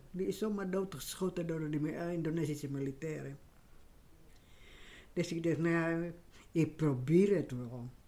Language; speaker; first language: Dutch; non-native, learner; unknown